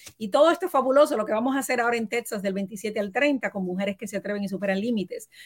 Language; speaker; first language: Spanish; native; Spanish